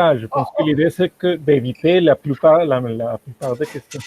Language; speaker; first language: French; non-native, fluent; Spanish